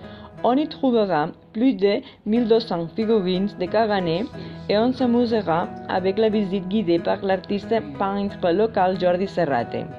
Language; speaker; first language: French; non-native, fluent; Catalan